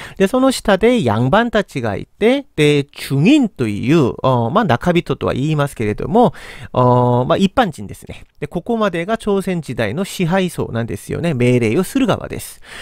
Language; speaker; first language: Japanese; non-native, fluent; Korean